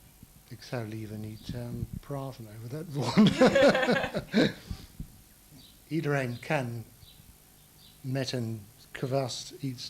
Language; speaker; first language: Dutch; non-native, learner; English